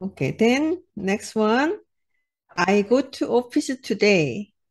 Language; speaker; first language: English; non-native, learner; Korean